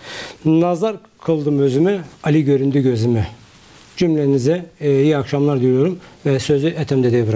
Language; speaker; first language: Turkish; native; Turkish